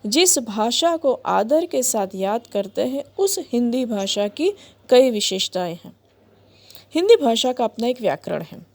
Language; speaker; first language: Hindi; non-native, local second language; Gujarati